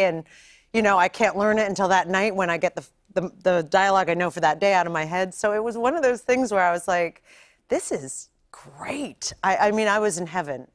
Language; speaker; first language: English; native; English